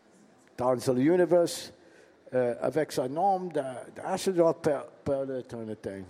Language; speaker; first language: French; non-native, learner; English